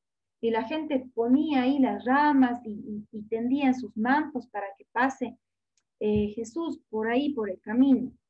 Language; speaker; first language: Spanish; native; Spanish